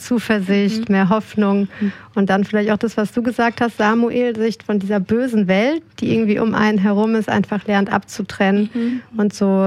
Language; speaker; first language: German; native; German